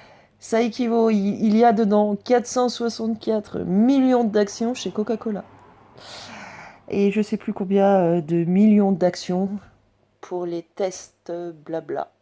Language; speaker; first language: French; native; French